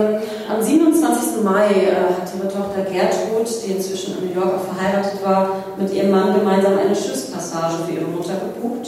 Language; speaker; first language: German; native; German